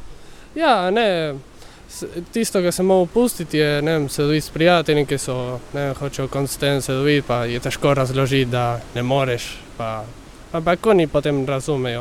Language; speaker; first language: Slovenian; early bilingual, heritage; Spanish